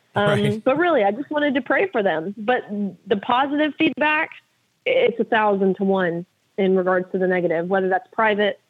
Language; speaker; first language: English; native; English